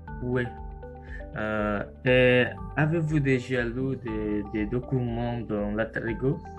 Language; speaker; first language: French; non-native, learner; Indonesian